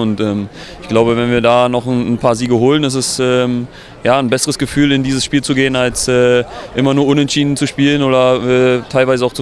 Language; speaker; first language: German; native; German